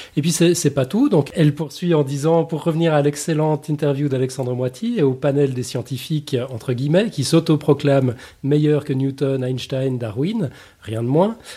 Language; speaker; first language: French; native; French